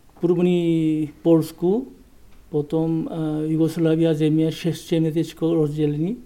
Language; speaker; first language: Czech; non-native, learner; Korean